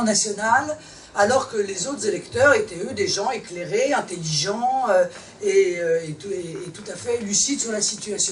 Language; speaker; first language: French; native; French